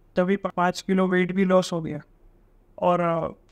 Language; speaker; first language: Hindi; non-native, local second language; Gujarati